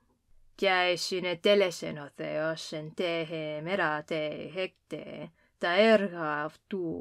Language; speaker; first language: Greek; non-native, fluent; English